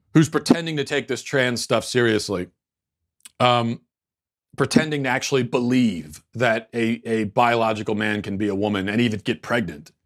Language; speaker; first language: English; native; English